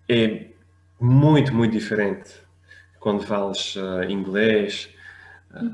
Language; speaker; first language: Portuguese; non-native, fluent; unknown